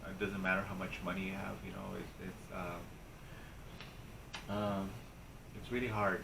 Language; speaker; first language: English; native; English